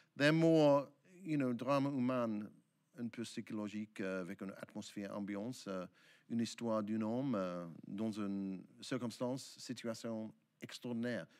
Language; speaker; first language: French; non-native, learner; English